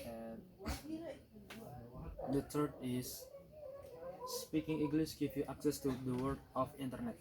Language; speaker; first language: English; non-native, learner; Indonesian